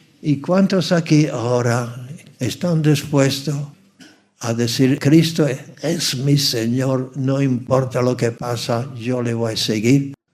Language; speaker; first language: Spanish; non-native, fluent; English